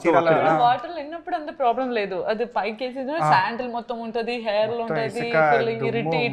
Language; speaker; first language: Telugu; non-native, learner; Malayalam